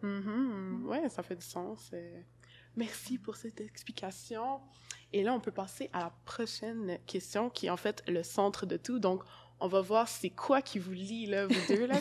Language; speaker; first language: French; native; French